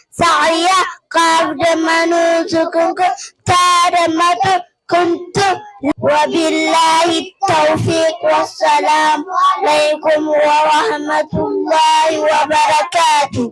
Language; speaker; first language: Arabic; non-native, learner; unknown